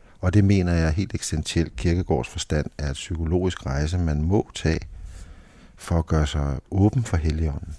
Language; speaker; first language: Danish; native; Danish